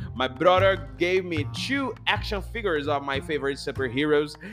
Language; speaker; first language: English; non-native, fluent; Portuguese